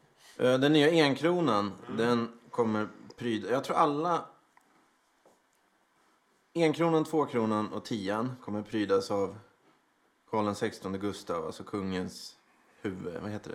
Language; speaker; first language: Swedish; native; Swedish